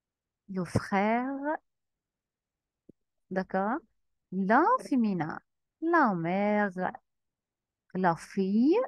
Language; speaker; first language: French; non-native, fluent; Arabic